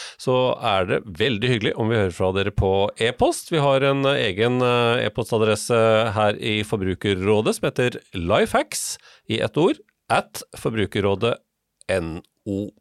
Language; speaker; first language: Norwegian; native; Norwegian